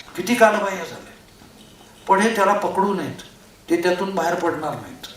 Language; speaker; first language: Marathi; non-native, local second language; Konkani